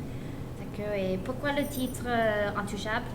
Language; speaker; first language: French; non-native, learner; English